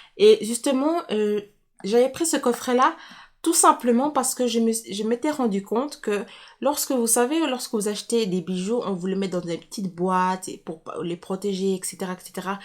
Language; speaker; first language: French; native; French